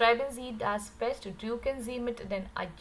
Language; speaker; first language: German; non-native, learner; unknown